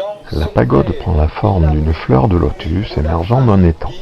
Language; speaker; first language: French; native; French